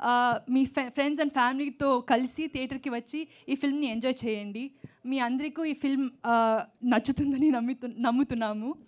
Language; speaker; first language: Telugu; non-native, learner; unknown